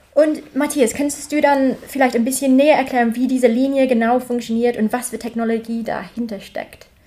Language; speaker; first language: German; non-native, fluent; English